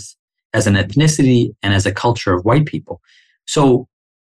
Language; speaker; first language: English; non-native, local second language; Swahili